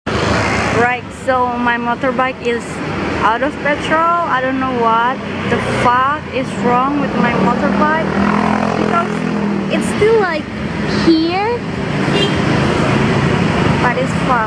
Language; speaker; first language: English; non-native, fluent; Indonesian